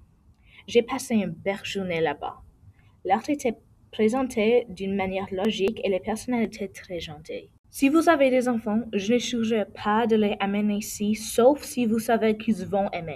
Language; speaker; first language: French; non-native, learner; English